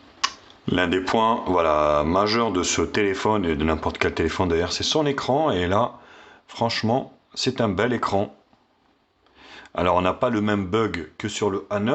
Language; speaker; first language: French; native; French